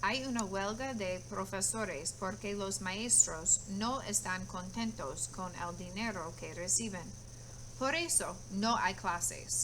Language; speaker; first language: Spanish; non-native, fluent; English